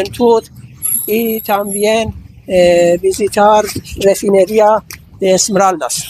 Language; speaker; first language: Spanish; non-native, fluent; Persian